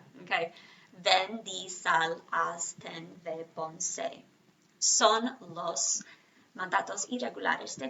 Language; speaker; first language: Spanish; non-native, fluent; English